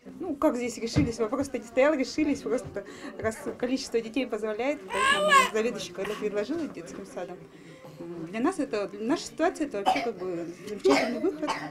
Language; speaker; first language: Russian; native; Russian